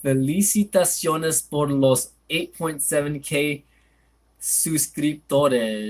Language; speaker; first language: Spanish; non-native, learner; English